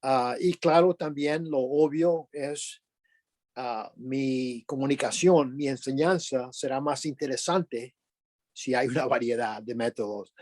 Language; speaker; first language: Spanish; early bilingual, other home language; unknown